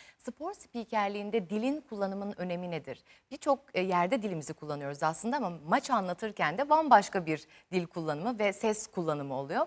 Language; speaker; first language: Turkish; native; Turkish